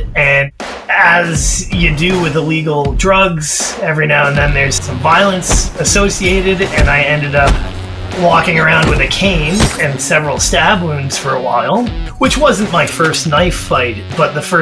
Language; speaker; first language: English; native; English